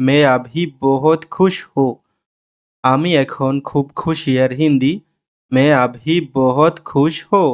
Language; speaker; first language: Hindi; non-native, learner; Bangla